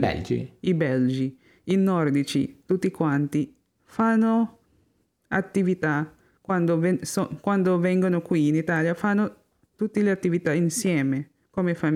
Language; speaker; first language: Italian; non-native, fluent; Filipino